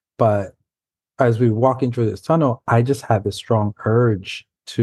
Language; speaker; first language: English; early bilingual, other home language; Spanish